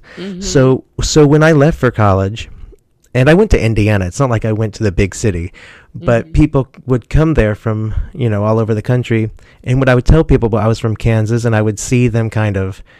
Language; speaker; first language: English; native; English